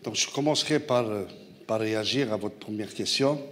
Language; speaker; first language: French; non-native, local second language; Arabic